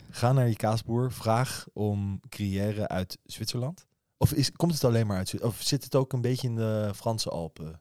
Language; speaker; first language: Dutch; early bilingual, other home language; Persian